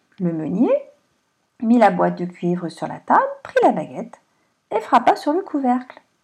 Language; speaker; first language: French; native; French